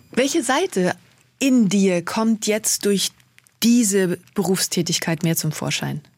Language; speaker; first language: German; native; German